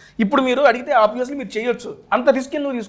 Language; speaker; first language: Telugu; native; Telugu